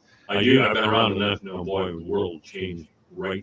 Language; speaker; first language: English; native; English